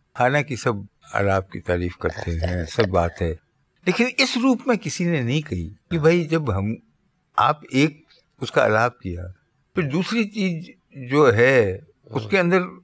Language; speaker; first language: Hindi; native; Hindi